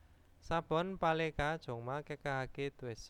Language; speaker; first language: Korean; non-native, fluent; Indonesian